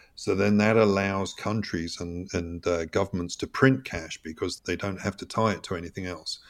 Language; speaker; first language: English; native; English